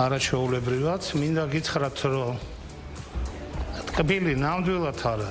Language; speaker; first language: Georgian; non-native, fluent; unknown